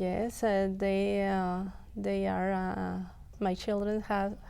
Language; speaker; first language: English; non-native, local second language; Spanish